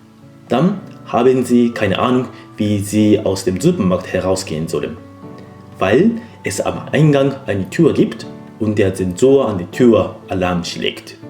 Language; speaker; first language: German; non-native, fluent; Japanese